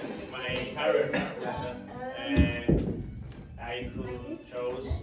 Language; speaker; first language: English; non-native, learner; Spanish